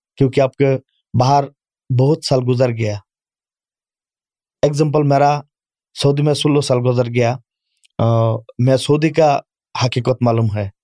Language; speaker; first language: Urdu; non-native, learner; Bangla